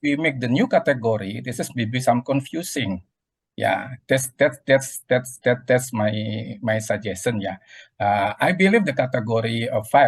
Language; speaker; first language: English; non-native, learner; Indonesian